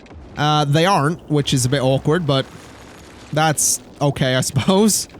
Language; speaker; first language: English; native; English